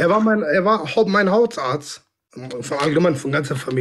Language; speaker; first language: German; non-native, fluent; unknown